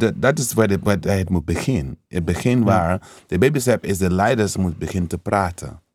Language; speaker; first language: Dutch; non-native, fluent; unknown